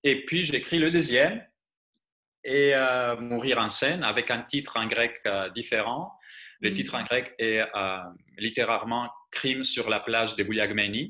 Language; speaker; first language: French; non-native, fluent; Greek